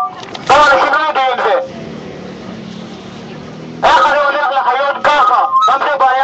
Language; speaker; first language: Hebrew; non-native, learner; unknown